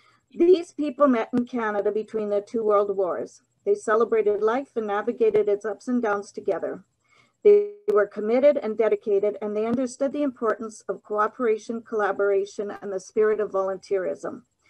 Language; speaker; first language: English; early bilingual, other home language; Ukrainian